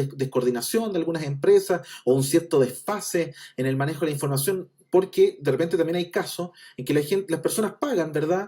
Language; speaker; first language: Spanish; native; Spanish